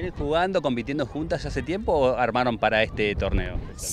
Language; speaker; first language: Spanish; native; Spanish